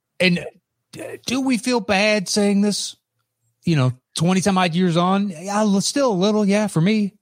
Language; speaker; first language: English; native; English